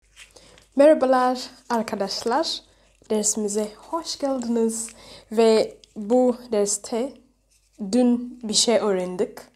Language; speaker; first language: Turkish; non-native, learner; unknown